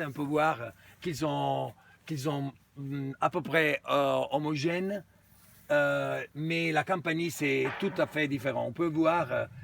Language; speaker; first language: French; non-native, fluent; Italian